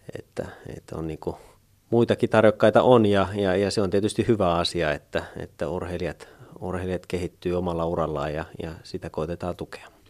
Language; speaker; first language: Finnish; native; Finnish